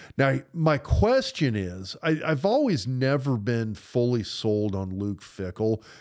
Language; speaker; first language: English; native; English